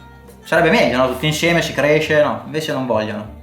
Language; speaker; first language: Italian; native; Italian